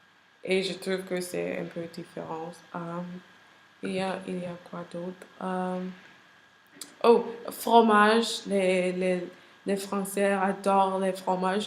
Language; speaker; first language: French; non-native, learner; English